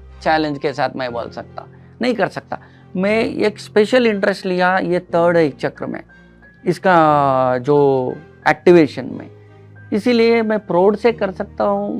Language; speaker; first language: Hindi; non-native, local second language; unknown